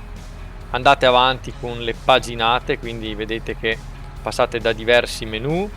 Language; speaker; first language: Italian; native; Italian